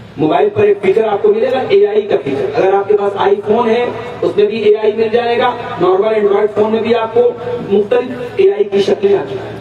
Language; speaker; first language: Urdu; native; Urdu